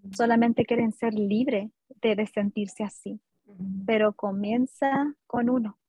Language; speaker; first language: Spanish; early bilingual, heritage; Spanish